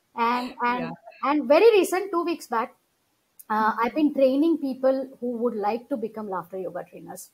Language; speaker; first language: English; non-native, local second language; Gujarati